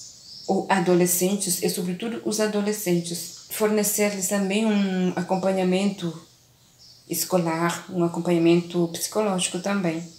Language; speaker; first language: Portuguese; non-native, local second language; Kabuverdianu